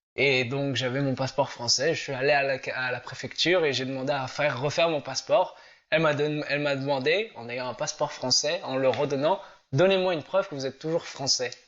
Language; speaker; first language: French; native; French